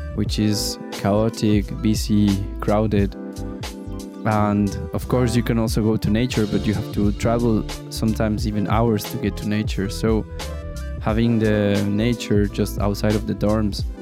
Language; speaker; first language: English; non-native, fluent; Spanish